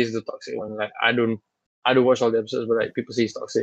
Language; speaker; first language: English; non-native, local second language; Malay